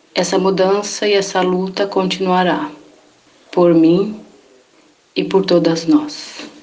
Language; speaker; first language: Portuguese; native; Portuguese